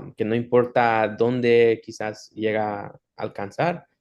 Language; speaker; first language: Spanish; early bilingual, heritage; Spanish